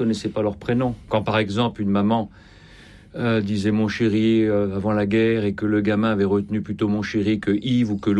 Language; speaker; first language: French; native; French